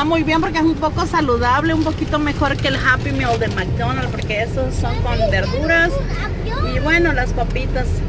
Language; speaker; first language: Spanish; native; Spanish